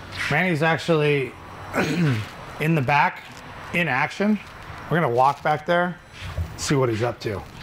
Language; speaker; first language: English; native; English